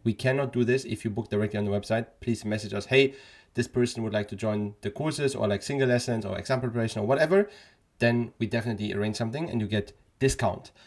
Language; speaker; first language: English; non-native, fluent; German